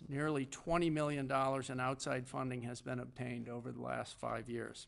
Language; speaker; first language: English; native; English